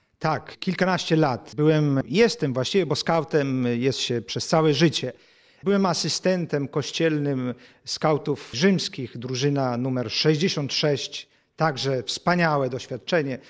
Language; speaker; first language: Polish; native; Polish